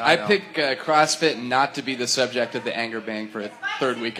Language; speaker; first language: English; native; English